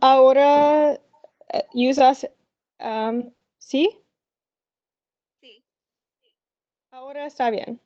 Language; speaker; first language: Spanish; non-native, learner; English